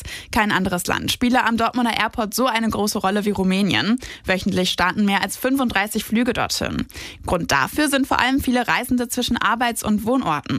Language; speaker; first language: German; native; German